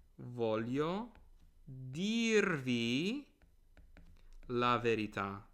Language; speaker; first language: Italian; non-native, fluent; English